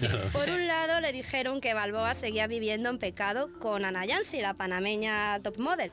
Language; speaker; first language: Spanish; native; Spanish